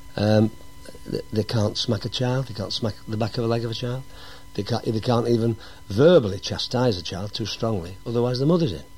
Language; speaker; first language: English; native; English